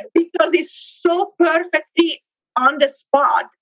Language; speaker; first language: English; non-native, fluent; Italian